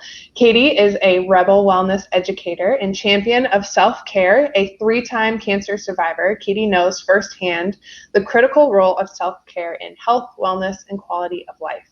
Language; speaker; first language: English; native; English